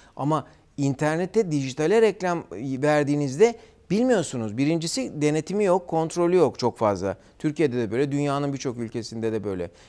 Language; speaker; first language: Turkish; native; Turkish